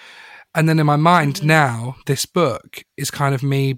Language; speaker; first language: English; native; English